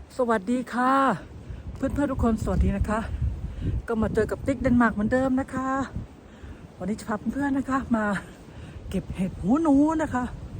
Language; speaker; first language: Thai; native; Thai